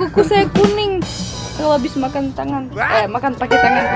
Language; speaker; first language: Indonesian; non-native, fluent; German